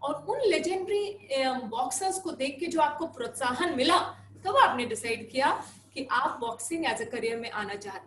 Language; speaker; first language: Hindi; native; Hindi